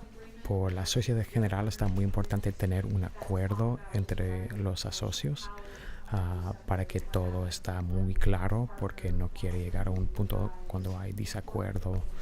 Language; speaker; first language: Spanish; non-native, fluent; English